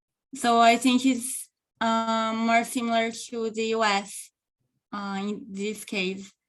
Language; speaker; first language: English; non-native, local second language; Portuguese